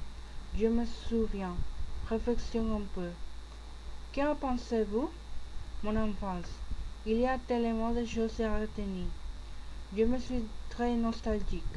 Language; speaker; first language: French; non-native, learner; Spanish